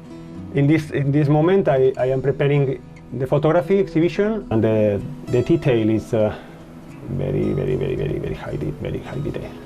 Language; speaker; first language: English; non-native, learner; Spanish